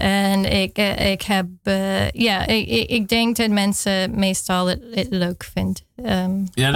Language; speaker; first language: Dutch; non-native, fluent; English